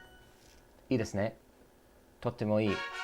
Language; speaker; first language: Japanese; non-native, learner; English